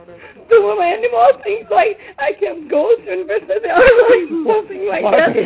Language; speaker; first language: English; non-native, fluent; Dutch